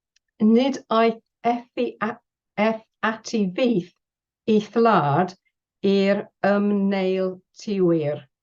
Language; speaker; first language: Welsh; non-native, learner; English